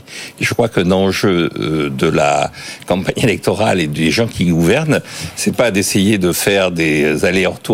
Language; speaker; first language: French; native; French